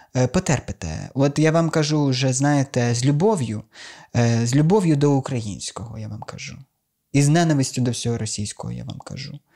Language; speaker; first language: Ukrainian; native; Ukrainian